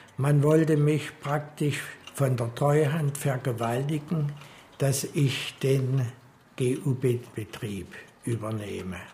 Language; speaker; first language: German; native; German